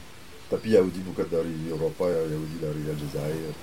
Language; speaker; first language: Indonesian; non-native, fluent; French